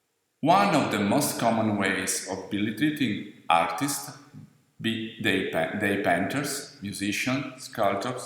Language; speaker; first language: English; non-native, fluent; Italian